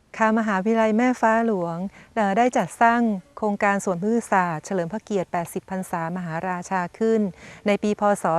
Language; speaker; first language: Thai; native; Thai